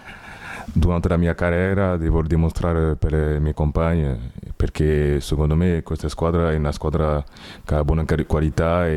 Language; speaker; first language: Italian; non-native, learner; French